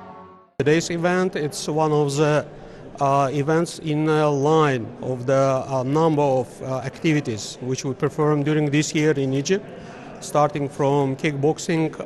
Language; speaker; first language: English; non-native, fluent; Azerbaijani